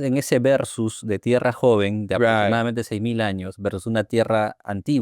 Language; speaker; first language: Spanish; native; Spanish